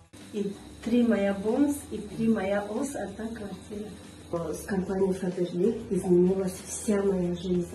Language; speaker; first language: Russian; non-native, learner; Tajik